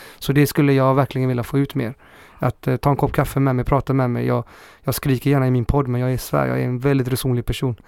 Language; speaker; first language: Swedish; early bilingual, other home language; Spanish